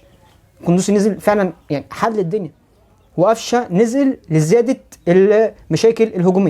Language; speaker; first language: Arabic; native; Arabic